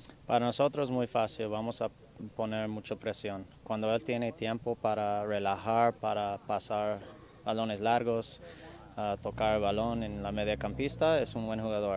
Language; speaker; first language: Spanish; non-native, fluent; English